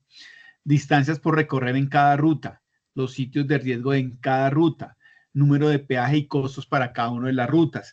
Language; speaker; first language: Spanish; native; Spanish